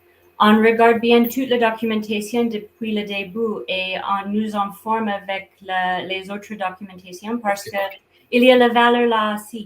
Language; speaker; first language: French; non-native, fluent; English